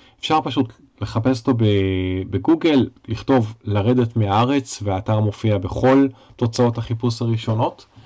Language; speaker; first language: Hebrew; native; Hebrew